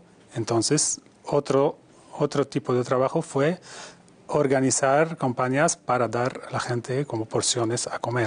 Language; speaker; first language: Spanish; non-native, fluent; Arabic